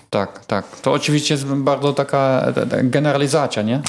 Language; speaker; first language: Polish; non-native, learner; Dutch